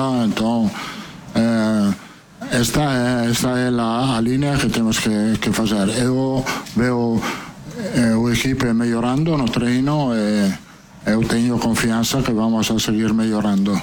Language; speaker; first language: Portuguese; non-native, fluent; Italian